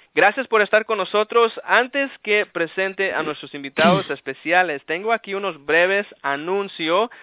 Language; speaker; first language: Spanish; early bilingual, heritage; Spanish